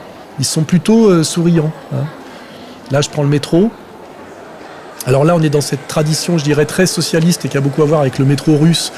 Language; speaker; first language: French; native; French